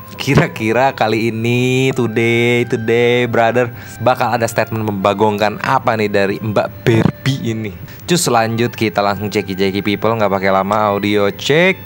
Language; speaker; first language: Indonesian; native; Indonesian